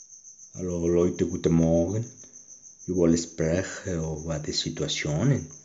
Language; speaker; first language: German; non-native, learner; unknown